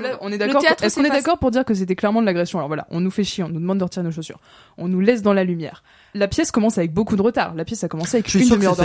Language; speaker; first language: French; native; French